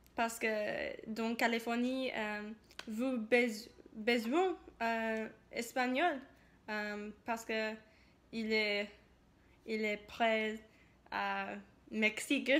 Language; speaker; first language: French; non-native, learner; English